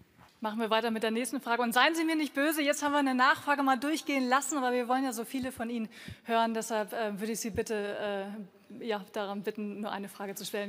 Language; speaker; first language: German; native; German